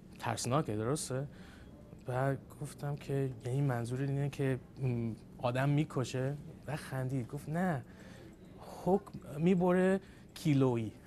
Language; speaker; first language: Persian; early bilingual, heritage; Persian